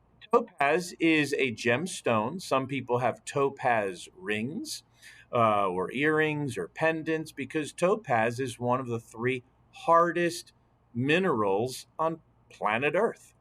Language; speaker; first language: English; native; English